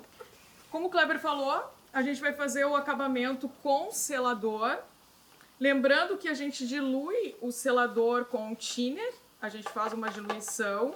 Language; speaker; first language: Portuguese; native; Portuguese